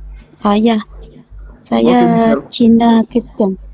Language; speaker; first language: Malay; non-native, local second language; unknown